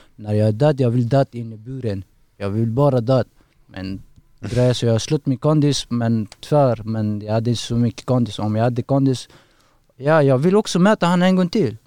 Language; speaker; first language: Swedish; non-native, learner; Persian